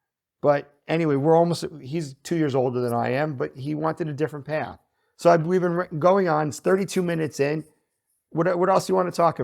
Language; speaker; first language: English; native; English